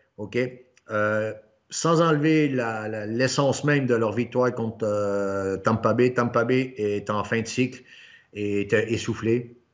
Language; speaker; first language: French; native; French